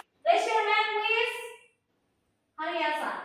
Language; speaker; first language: English; non-native, fluent; Indonesian